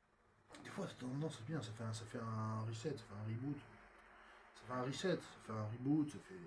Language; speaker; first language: French; native; French